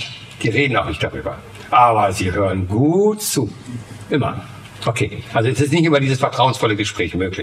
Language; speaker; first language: German; native; German